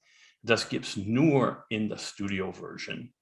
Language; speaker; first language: German; non-native, learner; English